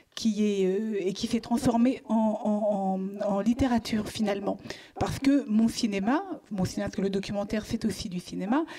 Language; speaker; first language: French; native; French